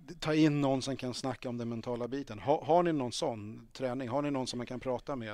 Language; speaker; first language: Swedish; native; Swedish